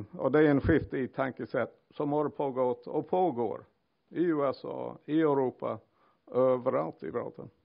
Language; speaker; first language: Swedish; non-native, fluent; English